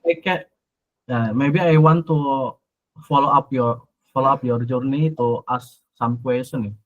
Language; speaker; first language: English; non-native, learner; Indonesian